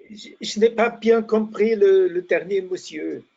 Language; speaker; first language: French; non-native, fluent; German